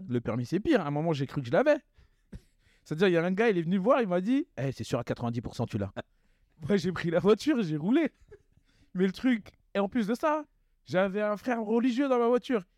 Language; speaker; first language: French; native; French